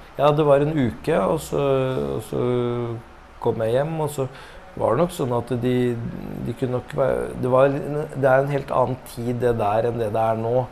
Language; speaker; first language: Norwegian; early bilingual, other home language; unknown